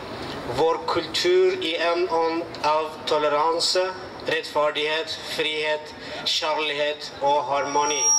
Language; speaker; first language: Norwegian; non-native, learner; Amharic